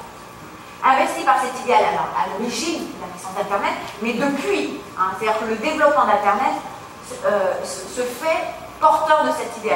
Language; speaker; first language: French; native; French